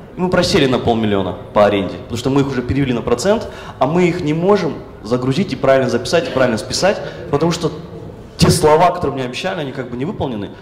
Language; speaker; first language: Russian; native; Russian